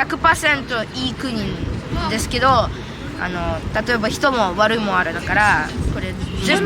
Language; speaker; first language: Japanese; non-native, learner; Russian